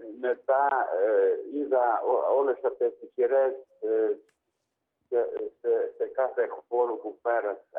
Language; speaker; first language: Greek; non-native, learner; Ukrainian